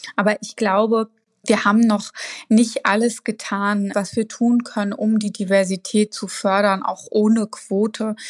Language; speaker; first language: German; early bilingual, other home language; Arabic